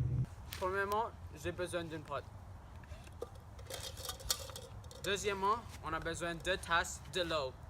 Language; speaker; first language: French; non-native, learner; English